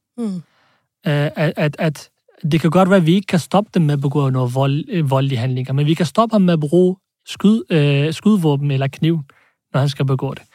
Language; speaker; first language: Danish; early bilingual, other home language; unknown